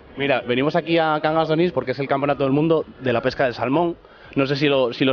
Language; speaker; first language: Spanish; native; Spanish